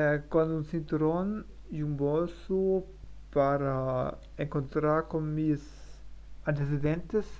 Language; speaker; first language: Spanish; non-native, learner; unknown